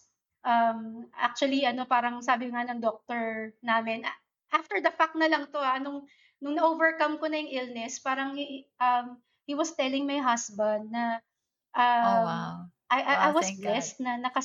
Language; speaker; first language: English; non-native, local second language; Filipino